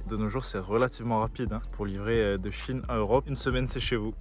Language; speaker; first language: French; native; French